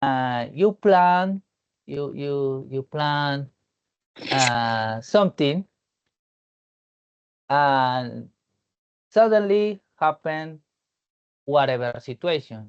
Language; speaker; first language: English; non-native, learner; Spanish